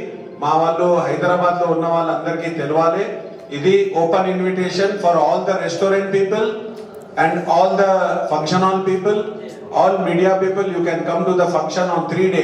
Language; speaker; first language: Telugu; non-native, local second language; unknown